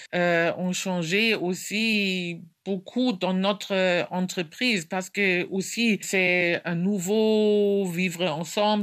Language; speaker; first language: French; non-native, fluent; German